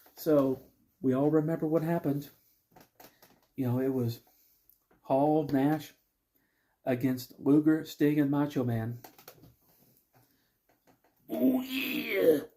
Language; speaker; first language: English; native; English